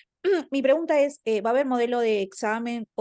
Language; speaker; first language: Spanish; native; Spanish